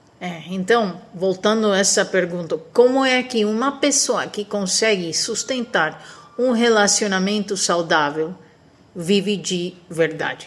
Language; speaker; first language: Portuguese; non-native, fluent; Spanish